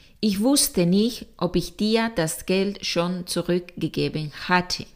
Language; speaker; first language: German; non-native, fluent; Spanish